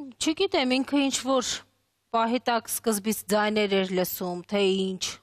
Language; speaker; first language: Armenian; early bilingual, other home language; Russian